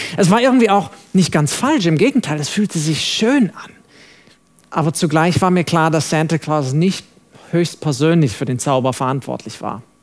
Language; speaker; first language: German; non-native, fluent; English